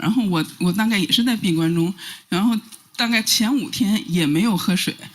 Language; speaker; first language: Chinese; native; Chinese